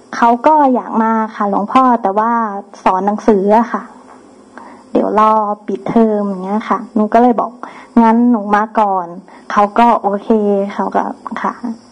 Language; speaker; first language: Thai; native; Thai